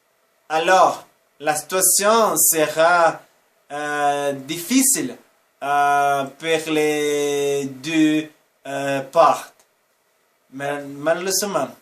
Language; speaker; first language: French; non-native, fluent; Portuguese